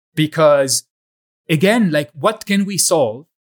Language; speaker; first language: English; non-native, fluent; Arabic